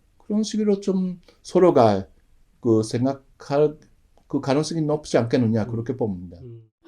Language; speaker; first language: Korean; non-native, fluent; Japanese